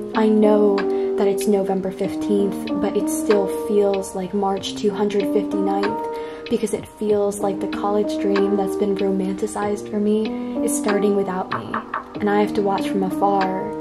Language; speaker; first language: English; native; English